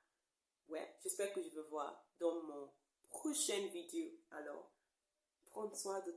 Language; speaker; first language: French; non-native, learner; English